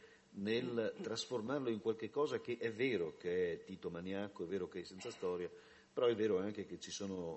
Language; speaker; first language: Italian; native; Italian